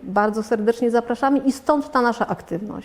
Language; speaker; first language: Polish; native; Polish